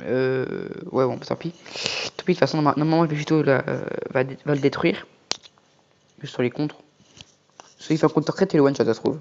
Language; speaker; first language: French; native; French